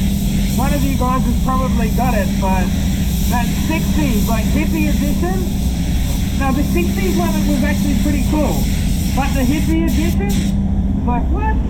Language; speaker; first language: English; native; English